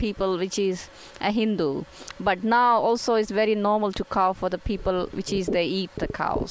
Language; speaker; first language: English; non-native, local second language; Kannada